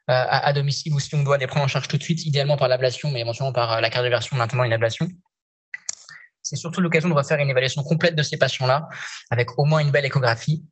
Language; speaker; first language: French; native; French